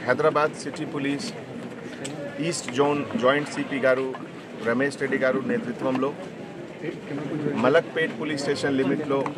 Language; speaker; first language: Telugu; native; Telugu